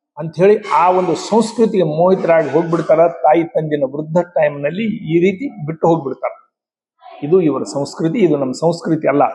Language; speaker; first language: Kannada; native; Kannada